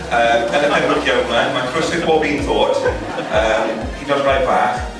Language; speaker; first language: Welsh; non-native, fluent; English